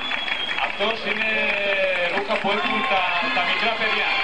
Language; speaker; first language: Greek; non-native, learner; Spanish